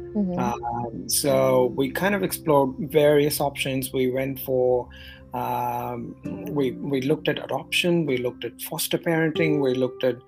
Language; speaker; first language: English; non-native, local second language; Tamil